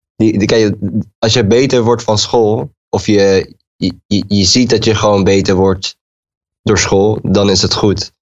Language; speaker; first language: Dutch; native; Dutch